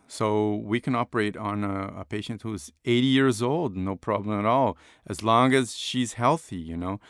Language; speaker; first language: English; non-native, fluent; Portuguese